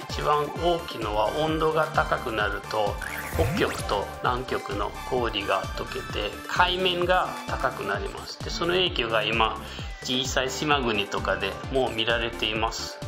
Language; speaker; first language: Japanese; non-native, fluent; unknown